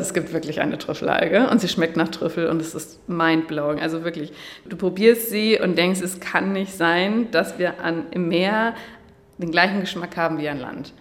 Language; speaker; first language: German; native; German